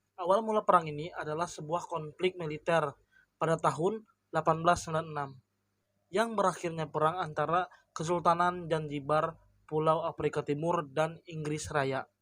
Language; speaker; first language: Indonesian; non-native, local second language; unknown